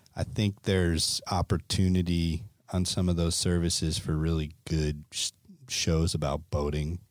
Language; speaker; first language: English; native; English